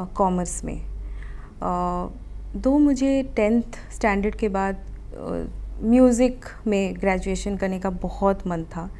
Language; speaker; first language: Hindi; non-native, local second language; Odia